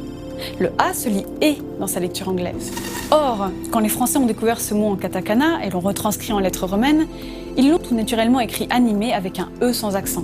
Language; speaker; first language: French; native; French